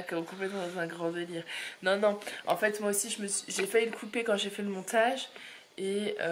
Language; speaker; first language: French; native; French